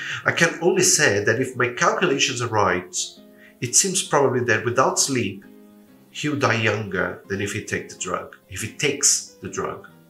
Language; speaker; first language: English; non-native, fluent; Portuguese